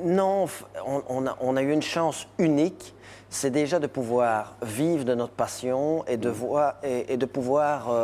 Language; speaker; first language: French; native; French